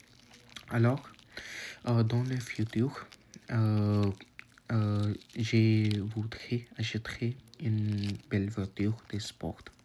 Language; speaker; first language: French; non-native, learner; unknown